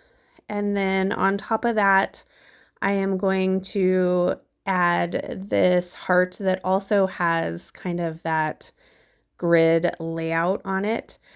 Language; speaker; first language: English; native; English